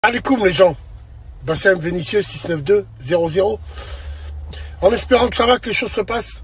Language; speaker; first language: French; native; French